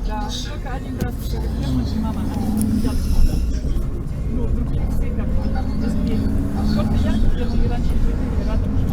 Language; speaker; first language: Russian; non-native, learner; German